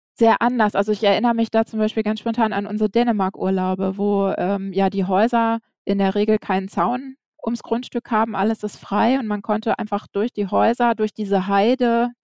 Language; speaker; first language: German; native; German